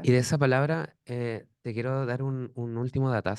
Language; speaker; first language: Spanish; native; Spanish